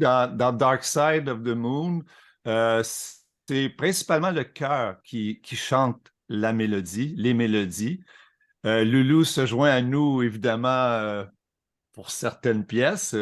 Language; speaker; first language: French; native; French